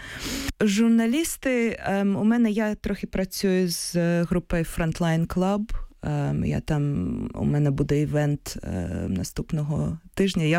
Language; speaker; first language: Ukrainian; early bilingual, heritage; Ukrainian